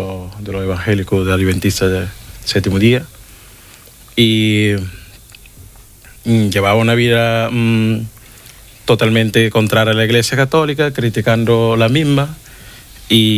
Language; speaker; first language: Spanish; non-native, fluent; Kabuverdianu